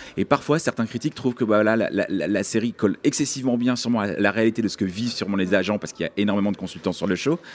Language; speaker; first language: French; native; French